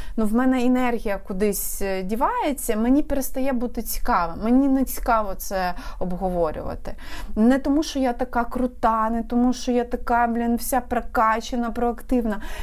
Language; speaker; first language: Ukrainian; non-native, local second language; Russian